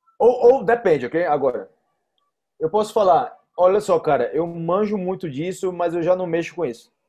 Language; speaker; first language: Portuguese; native; Portuguese